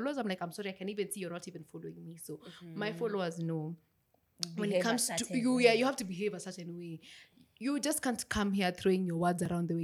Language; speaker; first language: English; non-native, local second language; Swahili